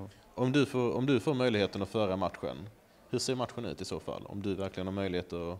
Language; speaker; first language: Swedish; native; Swedish